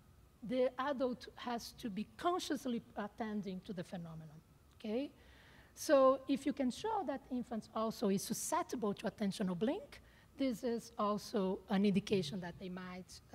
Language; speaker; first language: English; non-native, fluent; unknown